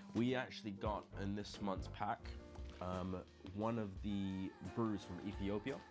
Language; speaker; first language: English; non-native, local second language; Filipino